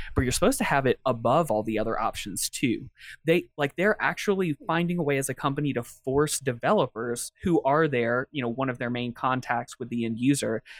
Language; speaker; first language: English; native; English